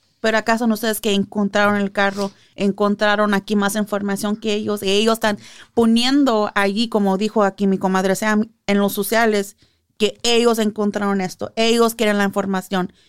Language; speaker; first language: Spanish; early bilingual, heritage; English